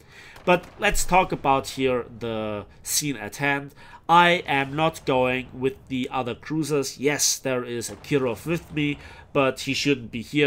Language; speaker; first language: English; non-native, fluent; German